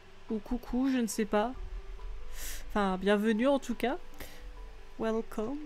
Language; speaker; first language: French; native; French